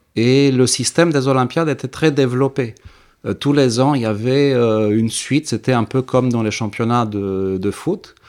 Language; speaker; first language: French; early bilingual, heritage; French